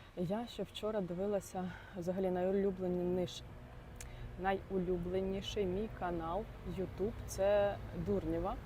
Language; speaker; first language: Ukrainian; non-native, local second language; Russian